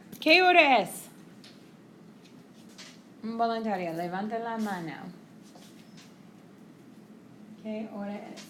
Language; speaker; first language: Spanish; non-native, fluent; English